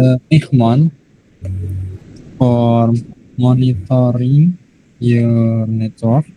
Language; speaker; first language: English; non-native, learner; Indonesian